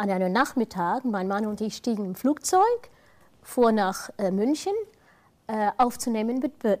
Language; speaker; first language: German; non-native, fluent; English